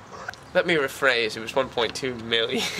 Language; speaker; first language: English; native; English